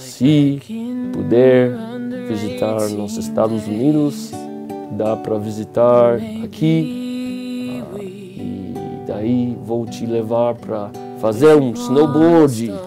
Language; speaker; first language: Portuguese; non-native, learner; English